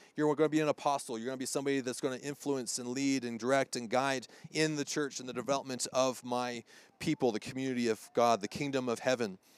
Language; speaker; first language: English; native; English